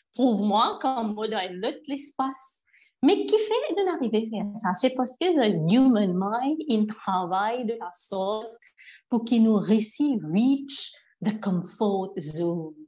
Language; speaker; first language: French; non-native, local second language; Morisyen